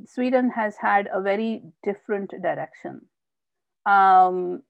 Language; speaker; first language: English; non-native, local second language; Hindi